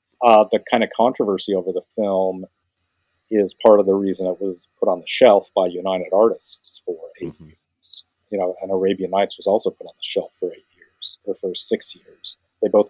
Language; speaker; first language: English; native; English